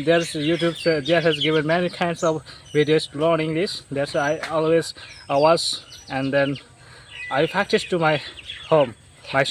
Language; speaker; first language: English; non-native, learner; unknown